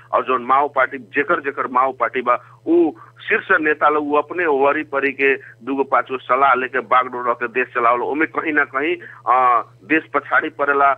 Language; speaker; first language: Bhojpuri; native; Bhojpuri